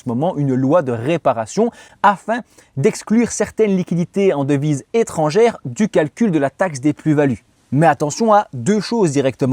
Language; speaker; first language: French; native; French